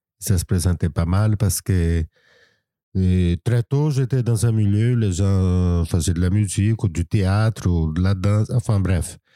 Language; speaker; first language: French; non-native, fluent; Portuguese